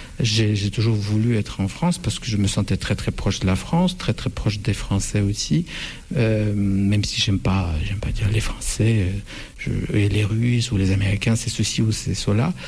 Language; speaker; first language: French; non-native, fluent; Russian